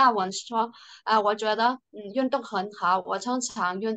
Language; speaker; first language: Chinese; non-native, learner; Burmese